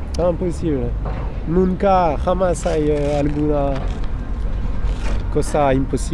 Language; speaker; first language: Spanish; non-native, fluent; French